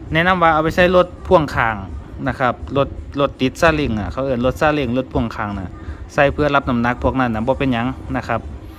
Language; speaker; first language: Thai; native; Thai